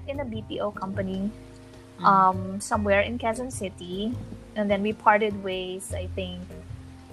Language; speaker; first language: English; non-native, local second language; Filipino